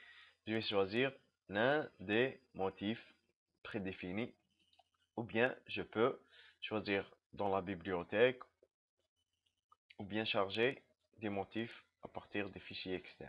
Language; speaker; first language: French; non-native, local second language; Arabic